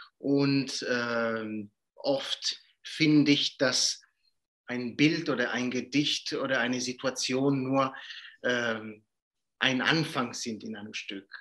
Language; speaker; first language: German; non-native, local second language; Italian